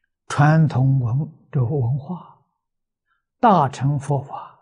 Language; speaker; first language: Chinese; native; Chinese